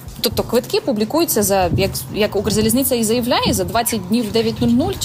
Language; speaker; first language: Ukrainian; native; Ukrainian